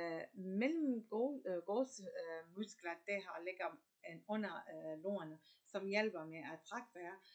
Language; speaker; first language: Danish; non-native, learner; Arabic